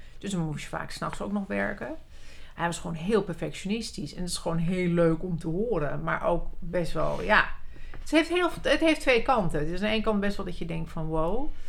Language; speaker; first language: Dutch; early bilingual, other home language; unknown